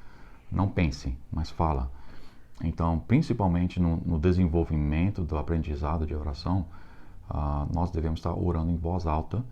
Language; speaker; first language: Portuguese; non-native, fluent; English